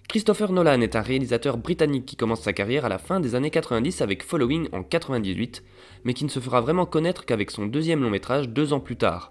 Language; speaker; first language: French; native; French